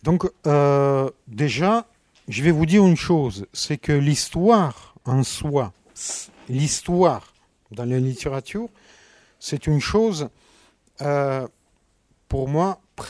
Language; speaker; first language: French; non-native, fluent; Russian